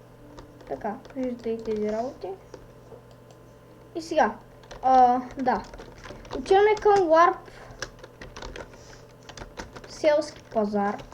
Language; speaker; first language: Bulgarian; native; Bulgarian